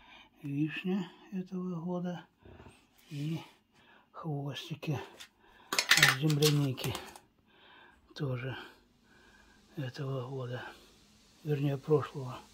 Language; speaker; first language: Russian; native; Russian